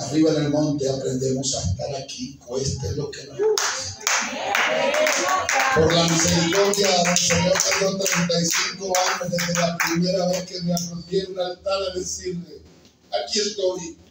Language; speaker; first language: Spanish; native; Spanish